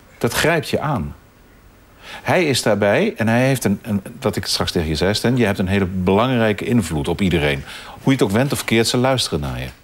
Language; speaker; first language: Dutch; native; Dutch